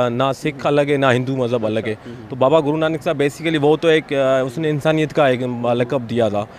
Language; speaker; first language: Urdu; non-native, local second language; Sindhi